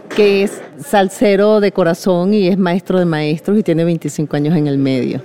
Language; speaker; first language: Spanish; native; Spanish